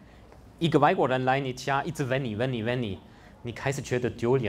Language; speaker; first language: Chinese; non-native, fluent; German